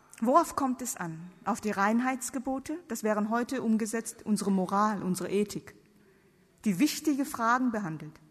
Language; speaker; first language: German; non-native, fluent; Korean